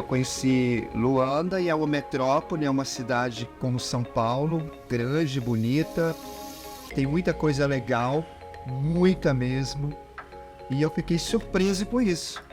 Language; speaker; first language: Portuguese; native; Portuguese